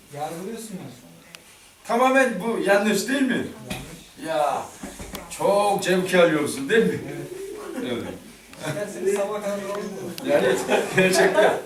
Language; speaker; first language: Turkish; non-native, learner; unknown